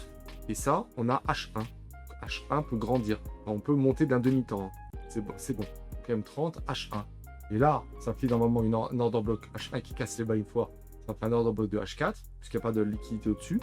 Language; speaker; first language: French; native; French